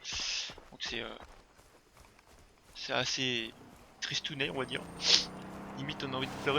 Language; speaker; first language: French; native; French